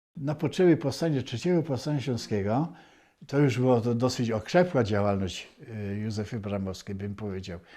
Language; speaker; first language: Polish; native; Polish